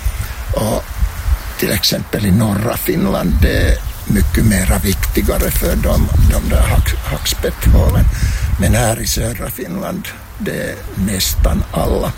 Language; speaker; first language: Swedish; non-native, local second language; Finnish